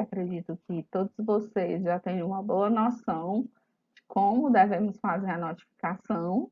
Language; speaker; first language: Portuguese; native; Portuguese